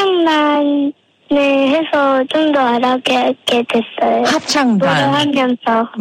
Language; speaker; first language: Korean; early bilingual, other home language; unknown